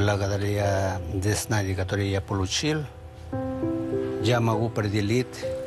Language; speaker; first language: Russian; non-native, fluent; Spanish